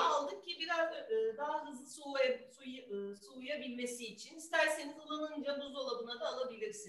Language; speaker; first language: Turkish; native; Turkish